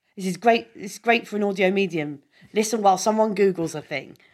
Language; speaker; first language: English; native; English